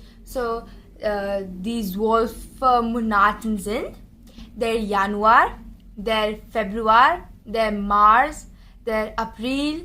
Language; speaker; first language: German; non-native, learner; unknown